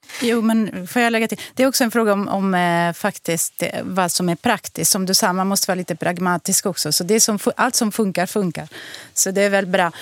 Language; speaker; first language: Swedish; non-native, fluent; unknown